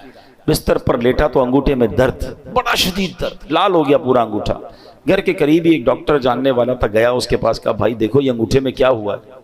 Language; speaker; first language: Urdu; native; Urdu